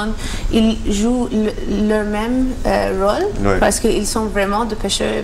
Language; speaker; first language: French; non-native, learner; Maltese